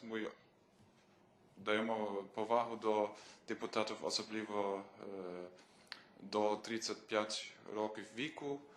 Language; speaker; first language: Ukrainian; non-native, fluent; German